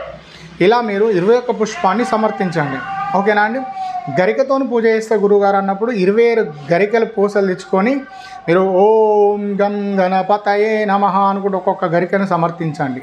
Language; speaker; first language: Telugu; native; Telugu